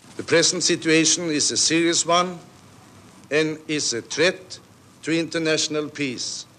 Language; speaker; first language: English; non-native, fluent; Norwegian